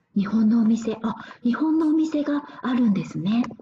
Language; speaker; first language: Japanese; native; Japanese